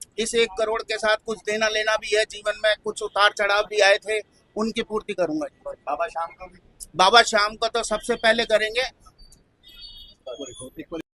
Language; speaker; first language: Hindi; native; Hindi